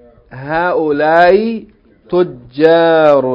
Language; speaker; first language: Arabic; non-native, fluent; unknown